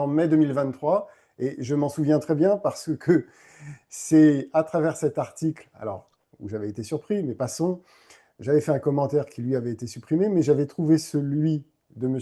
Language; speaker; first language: French; native; French